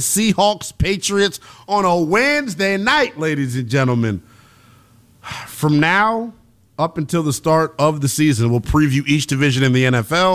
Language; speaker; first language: English; native; English